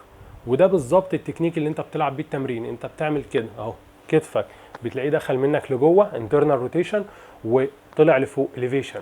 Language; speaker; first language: Arabic; native; Arabic